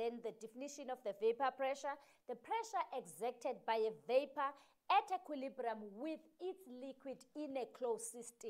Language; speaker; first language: English; non-native, local second language; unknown